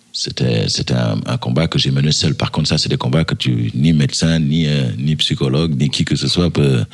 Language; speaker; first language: French; early bilingual, other home language; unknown